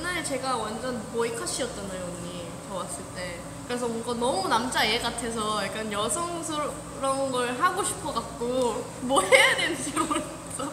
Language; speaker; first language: Korean; non-native, fluent; Thai